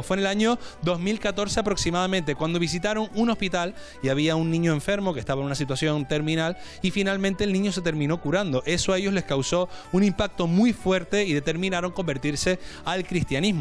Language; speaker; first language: Spanish; native; Spanish